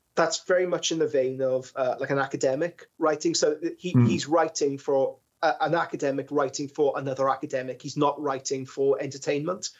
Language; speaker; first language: English; native; English